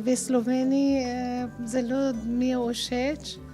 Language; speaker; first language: Slovenian; non-native, learner; Persian